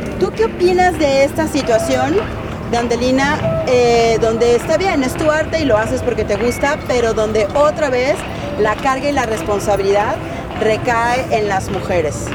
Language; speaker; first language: Spanish; native; Spanish